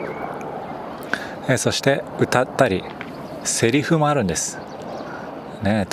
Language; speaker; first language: Japanese; native; Japanese